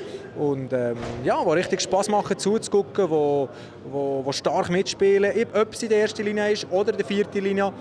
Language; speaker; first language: German; native; German